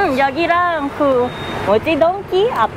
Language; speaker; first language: Korean; non-native, fluent; Thai